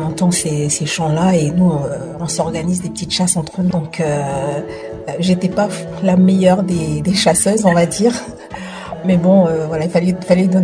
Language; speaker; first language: French; native; French